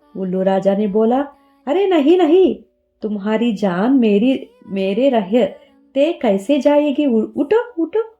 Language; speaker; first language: Hindi; non-native, local second language; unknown